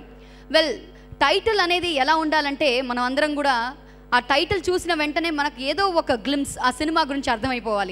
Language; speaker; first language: Telugu; native; Telugu